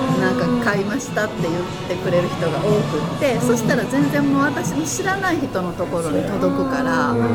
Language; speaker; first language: Japanese; native; Japanese